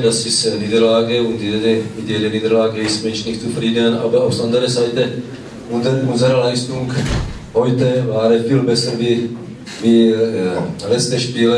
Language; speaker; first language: German; non-native, learner; Czech